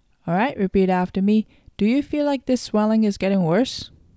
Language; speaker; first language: English; non-native, fluent; Japanese